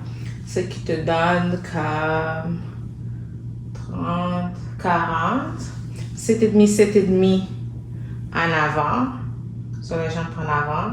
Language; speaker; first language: French; native; French